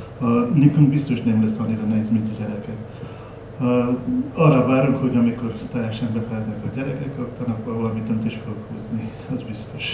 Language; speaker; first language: Hungarian; non-native, learner; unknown